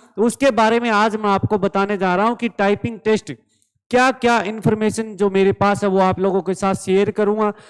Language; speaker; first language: Hindi; native; Hindi